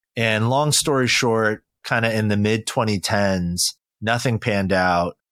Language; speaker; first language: English; early bilingual, other home language; Korean